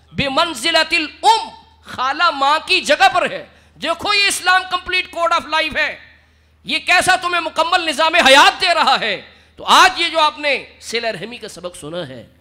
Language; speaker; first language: Urdu; non-native, local second language; Punjabi